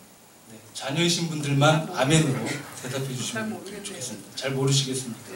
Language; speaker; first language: Korean; native; Korean